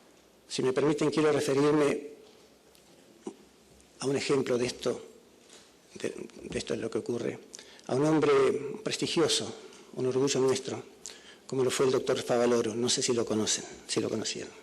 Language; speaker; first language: Spanish; native; Spanish